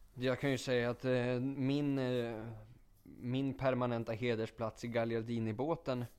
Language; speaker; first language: Swedish; native; Swedish